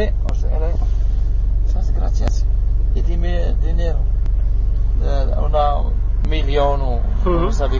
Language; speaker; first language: Spanish; non-native, learner; Arabic